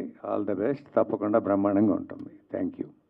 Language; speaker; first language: Telugu; native; Telugu